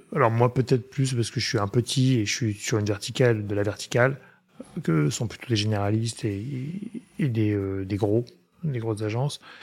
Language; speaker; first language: French; native; French